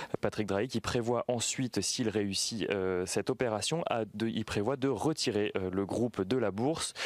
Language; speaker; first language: French; native; French